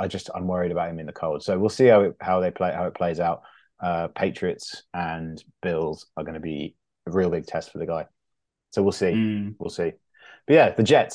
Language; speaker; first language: English; native; English